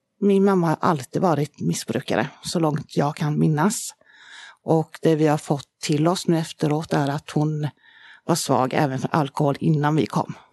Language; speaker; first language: Swedish; native; Swedish